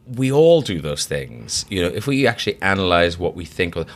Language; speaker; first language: English; native; English